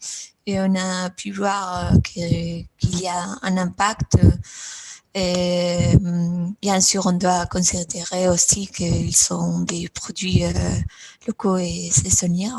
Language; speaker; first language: French; non-native, fluent; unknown